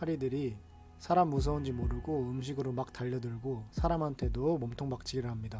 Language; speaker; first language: Korean; native; Korean